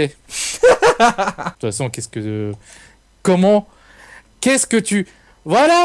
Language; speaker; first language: French; native; French